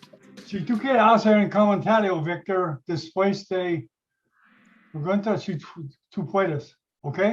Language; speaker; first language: Spanish; non-native, learner; English